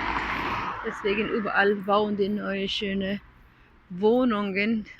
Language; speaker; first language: German; non-native, fluent; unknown